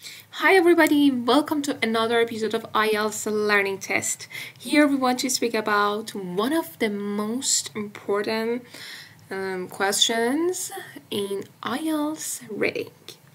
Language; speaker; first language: English; non-native, fluent; Persian